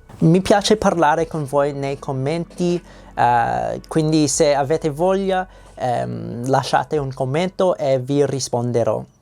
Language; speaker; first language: Italian; non-native, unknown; English